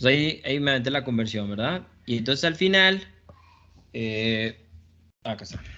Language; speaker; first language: Spanish; native; Spanish